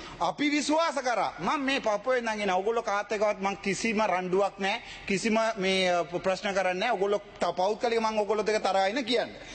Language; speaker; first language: Sinhala; non-native, local second language; Tamil